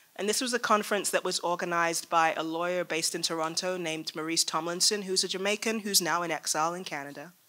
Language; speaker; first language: English; native; English